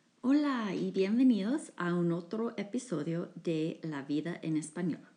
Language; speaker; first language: Spanish; non-native, fluent; English